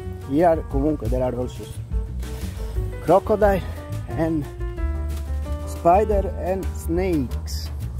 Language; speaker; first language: English; non-native, learner; Italian